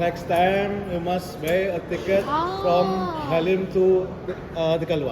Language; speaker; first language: English; non-native, learner; Indonesian